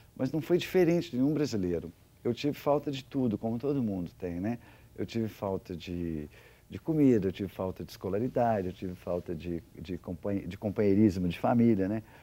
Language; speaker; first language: Portuguese; native; Portuguese